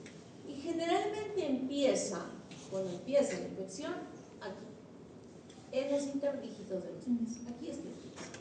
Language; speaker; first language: Spanish; native; Spanish